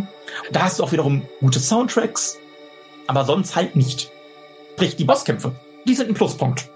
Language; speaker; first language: German; native; German